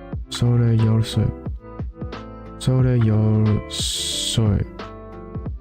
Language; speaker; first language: Korean; non-native, learner; English